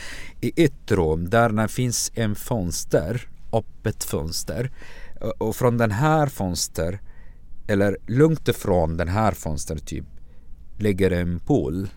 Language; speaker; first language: Swedish; non-native, fluent; Arabic